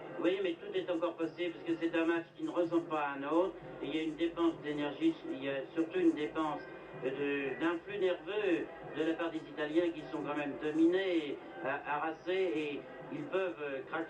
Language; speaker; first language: French; native; French